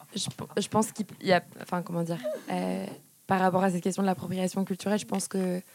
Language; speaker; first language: French; native; French